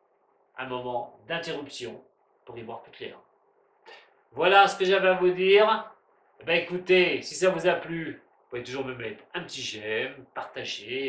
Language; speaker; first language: French; native; French